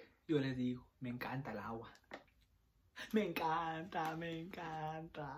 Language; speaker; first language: Spanish; early bilingual, heritage; Spanish